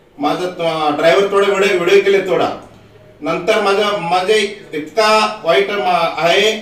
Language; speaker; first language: Marathi; non-native, local second language; Kannada